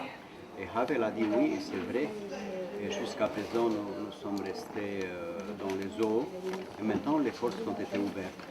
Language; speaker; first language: French; non-native, fluent; Romanian